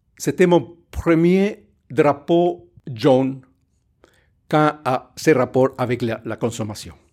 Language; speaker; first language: French; non-native, fluent; Spanish